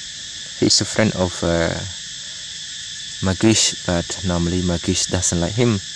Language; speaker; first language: English; non-native, learner; Khmer